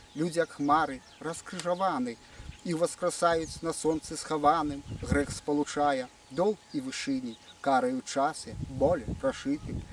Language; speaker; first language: Belarusian; native; Belarusian